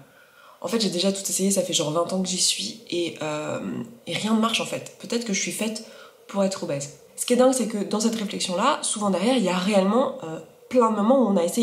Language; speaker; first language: French; native; French